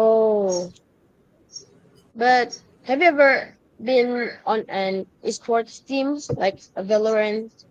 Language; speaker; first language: English; non-native, learner; Indonesian